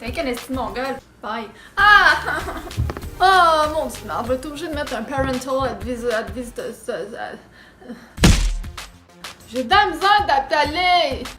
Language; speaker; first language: French; native; French